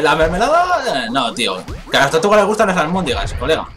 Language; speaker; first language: Spanish; native; Spanish